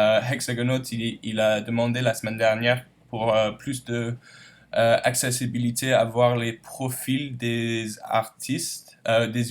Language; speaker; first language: French; non-native, learner; English